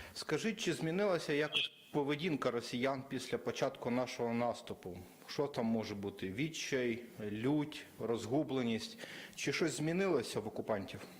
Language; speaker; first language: Ukrainian; native; Ukrainian